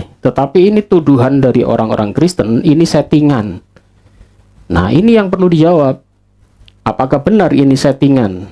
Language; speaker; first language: Indonesian; native; Indonesian